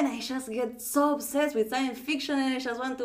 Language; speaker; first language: English; non-native, fluent; Spanish